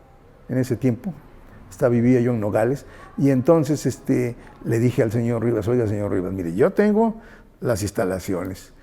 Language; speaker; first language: Spanish; native; Spanish